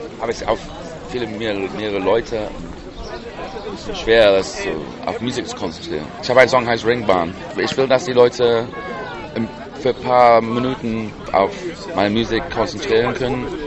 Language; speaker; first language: German; non-native, learner; English